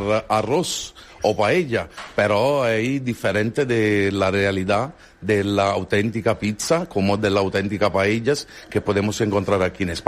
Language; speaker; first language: Spanish; non-native, fluent; Italian